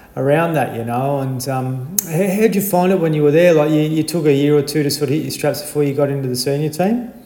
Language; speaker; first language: English; native; English